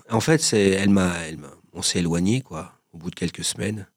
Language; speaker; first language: French; native; French